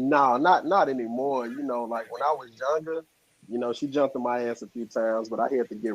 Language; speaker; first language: English; native; English